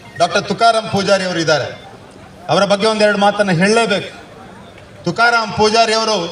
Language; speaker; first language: Kannada; non-native, local second language; Tulu